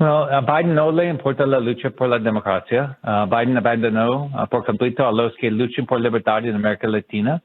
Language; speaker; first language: Spanish; non-native, learner; English